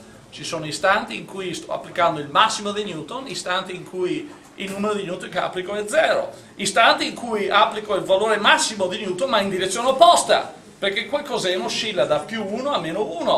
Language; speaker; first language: Italian; native; Italian